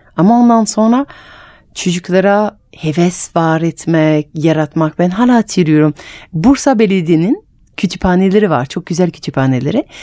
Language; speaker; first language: Turkish; non-native, fluent; French